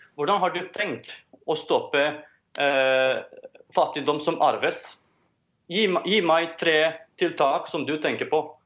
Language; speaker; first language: Norwegian; non-native, fluent; Romanian